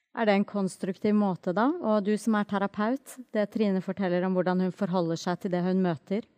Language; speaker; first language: Norwegian; native; Norwegian